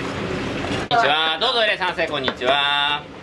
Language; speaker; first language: Japanese; native; Japanese